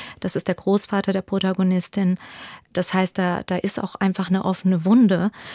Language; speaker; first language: German; early bilingual, other home language; Albanian